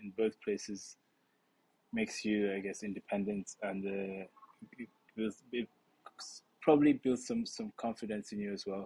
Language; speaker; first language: English; non-native, local second language; Yoruba